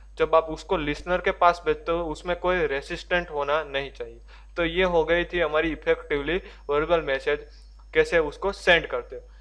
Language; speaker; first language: Hindi; non-native, local second language; Gujarati